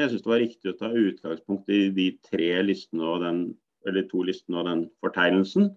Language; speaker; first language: Norwegian; native; Norwegian